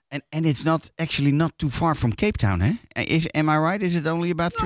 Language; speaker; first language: English; non-native, fluent; Dutch